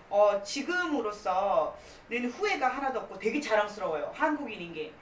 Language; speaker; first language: Korean; early bilingual, heritage; Korean